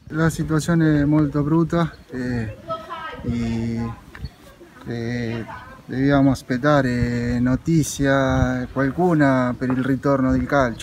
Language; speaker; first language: Italian; non-native, learner; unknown